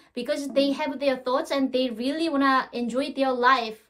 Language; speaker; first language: English; non-native, learner; Korean